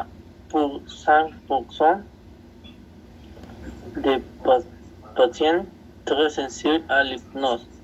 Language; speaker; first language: French; non-native, learner; Spanish